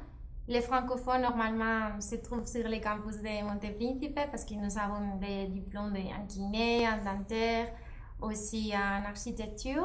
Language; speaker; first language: French; non-native, fluent; Spanish